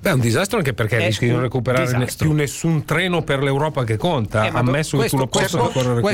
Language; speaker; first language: Italian; native; Italian